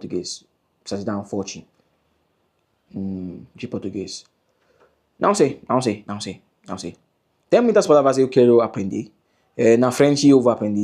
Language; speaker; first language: Portuguese; non-native, learner; English